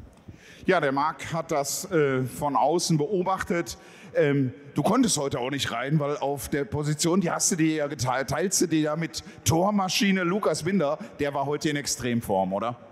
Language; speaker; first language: German; native; German